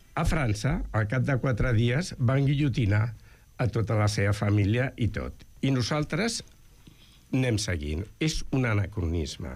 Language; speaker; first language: Catalan; native; Catalan